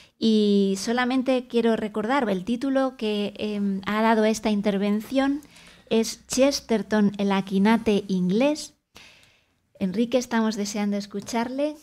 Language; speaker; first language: Spanish; native; Spanish